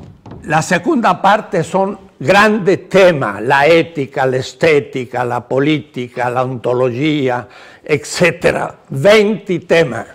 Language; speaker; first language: Italian; non-native, learner; Spanish